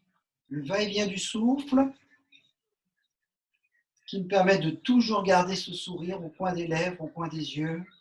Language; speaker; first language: French; native; French